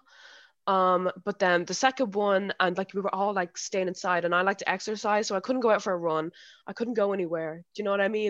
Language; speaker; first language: English; native; English